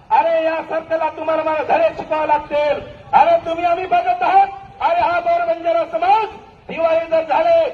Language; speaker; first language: Marathi; non-native, local second language; Lambadi